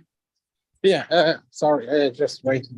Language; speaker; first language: English; non-native, learner; Chinese